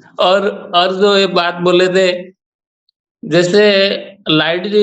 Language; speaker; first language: Hindi; non-native, local second language; Gujarati